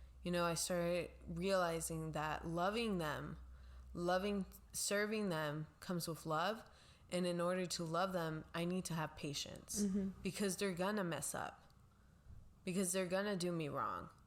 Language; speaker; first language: English; non-native, local second language; Spanish